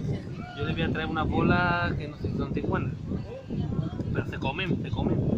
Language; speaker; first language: Spanish; native; Spanish